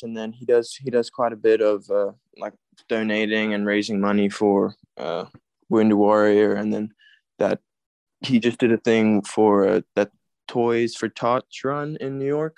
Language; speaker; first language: English; native; English